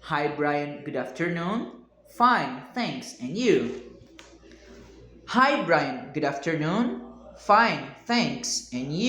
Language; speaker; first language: English; non-native, learner; Portuguese